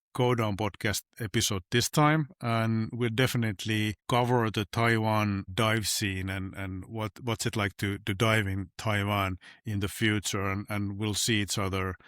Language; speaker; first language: English; non-native, fluent; Finnish